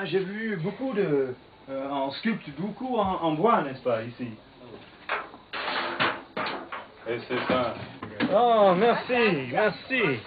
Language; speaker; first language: French; non-native, fluent; English